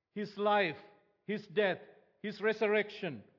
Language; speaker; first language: English; non-native, local second language; Tamil